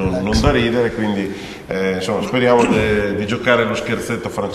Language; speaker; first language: Italian; native; Italian